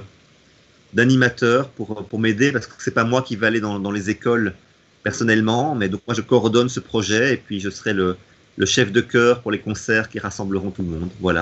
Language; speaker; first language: French; native; French